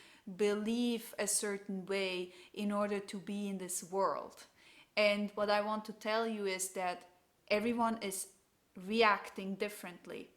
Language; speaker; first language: English; non-native, fluent; German